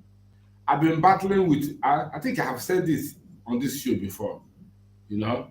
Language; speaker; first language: English; non-native, local second language; Igbo